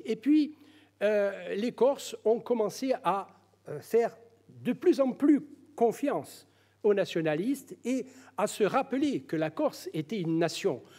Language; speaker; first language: French; native; French